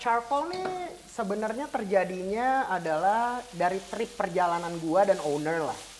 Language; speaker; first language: Indonesian; native; Indonesian